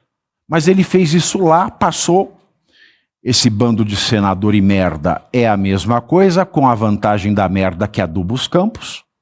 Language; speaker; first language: Portuguese; native; Portuguese